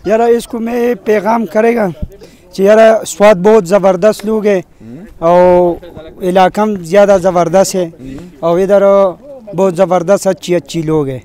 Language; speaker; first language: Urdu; non-native, local second language; Pashto